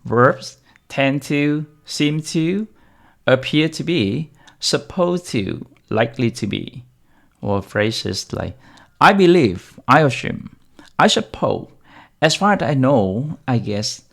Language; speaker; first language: English; non-native, fluent; Vietnamese